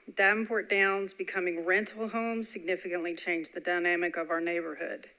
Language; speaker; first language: English; native; English